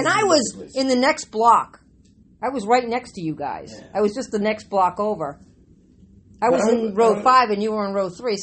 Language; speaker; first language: English; native; English